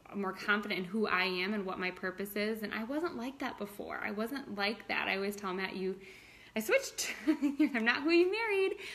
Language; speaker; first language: English; native; English